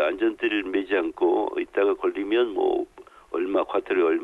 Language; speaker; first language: Korean; native; Korean